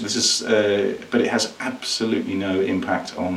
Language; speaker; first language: English; native; English